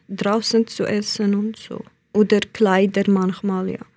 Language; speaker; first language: German; non-native, learner; Central Kurdish